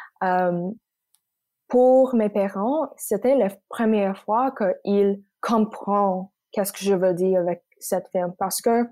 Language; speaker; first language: French; non-native, local second language; English